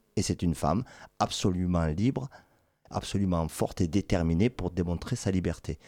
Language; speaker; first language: French; native; French